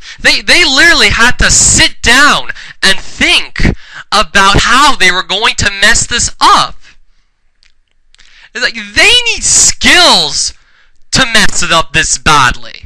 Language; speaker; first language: English; native; English